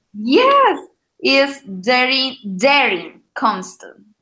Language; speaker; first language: English; non-native, learner; Spanish